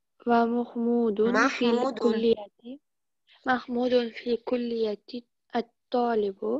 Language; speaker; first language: Arabic; non-native, learner; Uzbek